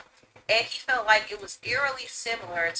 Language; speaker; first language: English; native; English